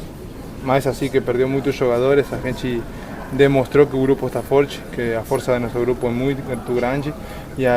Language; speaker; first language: Portuguese; non-native, fluent; Spanish